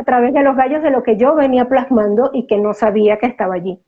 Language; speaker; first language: Spanish; native; Spanish